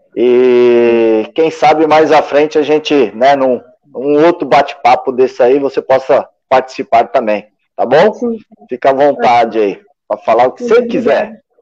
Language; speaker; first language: Portuguese; native; Portuguese